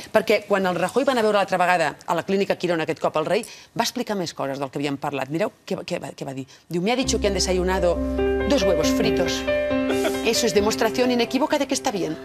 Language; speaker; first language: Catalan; native; Catalan